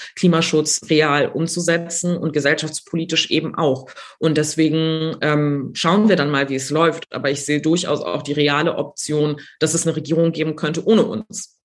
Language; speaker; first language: German; native; German